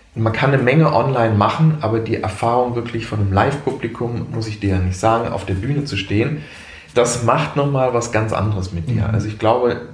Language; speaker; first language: German; native; German